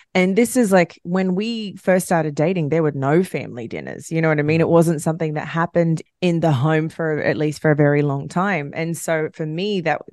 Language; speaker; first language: English; native; English